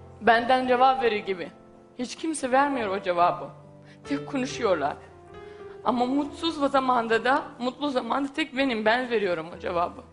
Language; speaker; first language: Turkish; non-native, learner; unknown